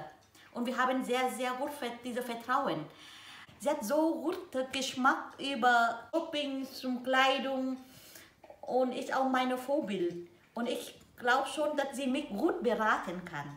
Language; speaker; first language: German; non-native, learner; Vietnamese